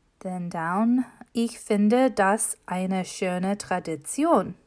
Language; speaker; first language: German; non-native, fluent; English